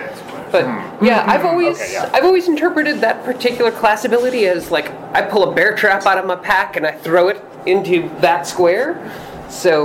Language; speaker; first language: English; native; English